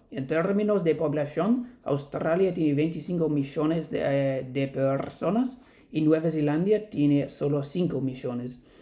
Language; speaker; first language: Spanish; non-native, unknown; English